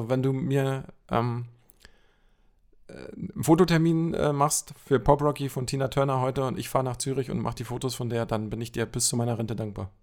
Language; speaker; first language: German; native; German